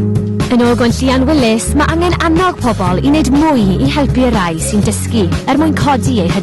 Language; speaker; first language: Welsh; native; Welsh